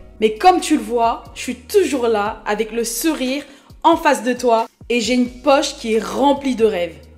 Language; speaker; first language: French; early bilingual, other home language; Haitian Creole